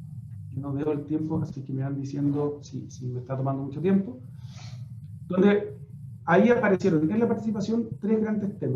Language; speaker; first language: Spanish; native; Spanish